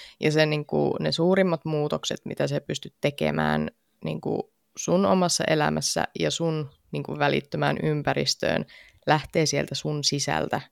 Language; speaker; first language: Finnish; native; Finnish